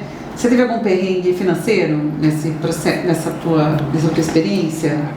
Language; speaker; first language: Portuguese; native; Portuguese